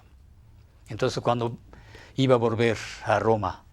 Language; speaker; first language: Spanish; non-native, fluent; Japanese